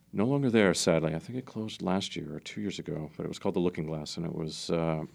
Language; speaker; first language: English; native; English